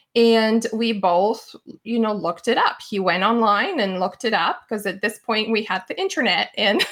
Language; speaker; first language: English; non-native, fluent; Bulgarian